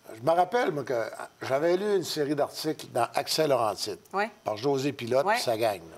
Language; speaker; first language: French; native; French